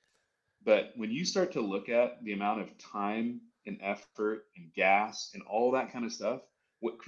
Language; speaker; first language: English; native; English